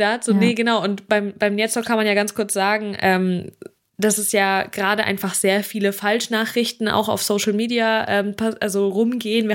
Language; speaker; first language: German; early bilingual, other home language; Russian